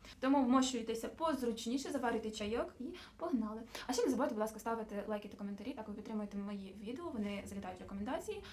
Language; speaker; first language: Ukrainian; non-native, local second language; Russian